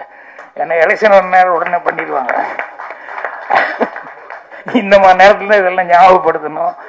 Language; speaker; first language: Tamil; native; Tamil